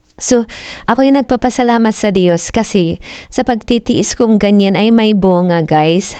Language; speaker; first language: Filipino; non-native, local second language; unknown